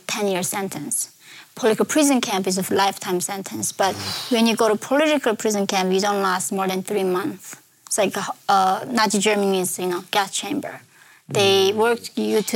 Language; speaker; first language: English; non-native, fluent; Korean